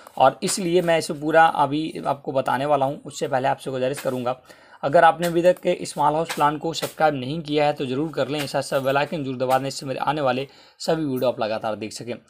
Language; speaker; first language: Hindi; native; Hindi